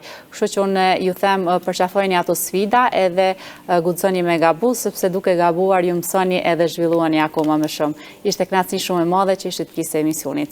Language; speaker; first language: Albanian; native; Albanian